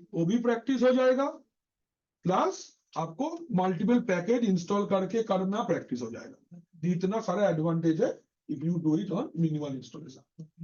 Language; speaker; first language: Hindi; non-native, local second language; Bangla